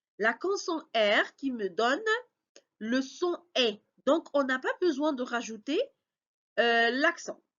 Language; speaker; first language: French; non-native, local second language; Arabic